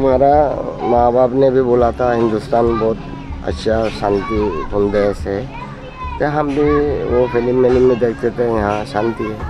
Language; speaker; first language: Hindi; non-native, fluent; Rohingya